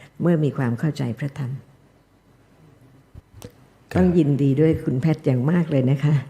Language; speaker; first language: Thai; native; Thai